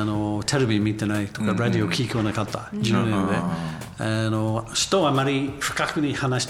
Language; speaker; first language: Japanese; non-native, learner; English